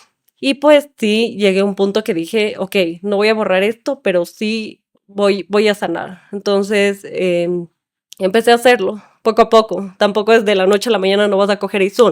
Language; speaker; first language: Spanish; native; Spanish